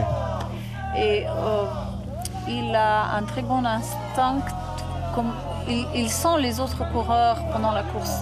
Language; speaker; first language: French; non-native, fluent; Slovenian